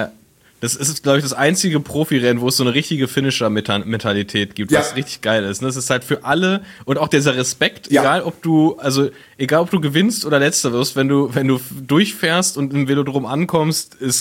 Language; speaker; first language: German; native; German